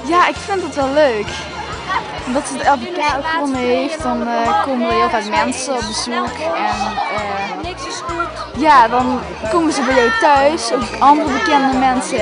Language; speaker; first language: Dutch; native; Dutch